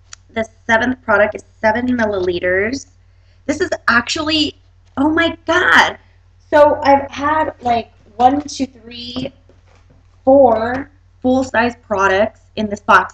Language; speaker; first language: English; native; English